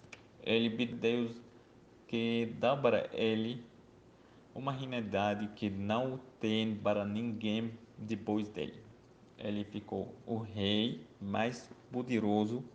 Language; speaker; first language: Portuguese; non-native, learner; Arabic